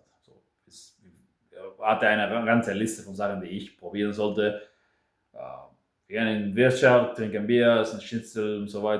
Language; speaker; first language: German; non-native, fluent; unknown